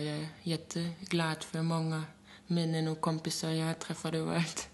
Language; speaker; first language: Swedish; non-native, fluent; German